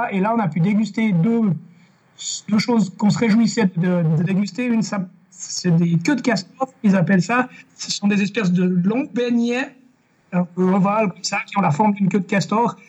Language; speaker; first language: French; native; French